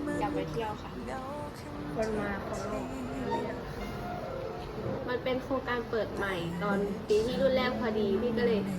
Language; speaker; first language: Thai; native; Thai